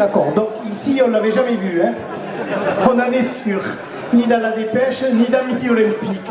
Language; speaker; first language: French; native; French